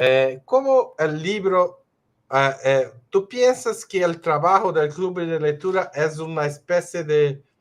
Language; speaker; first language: Spanish; non-native, fluent; Portuguese